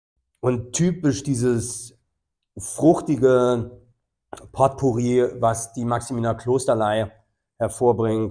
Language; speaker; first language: German; native; German